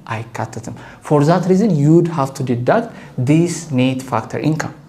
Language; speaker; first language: English; non-native, local second language; Amharic